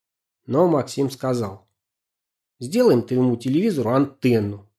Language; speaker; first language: Russian; native; Russian